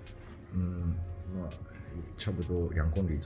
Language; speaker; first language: Chinese; non-native, fluent; Japanese